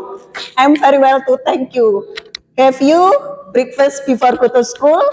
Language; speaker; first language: English; non-native, learner; Indonesian